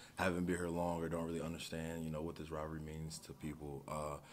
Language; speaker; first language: English; native; English